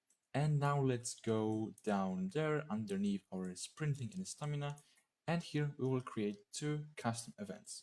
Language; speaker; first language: English; non-native, fluent; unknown